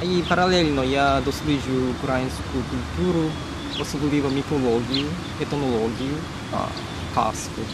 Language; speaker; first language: Ukrainian; non-native, fluent; Japanese